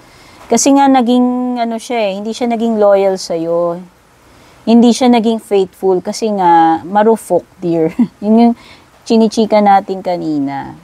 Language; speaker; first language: Filipino; native; Filipino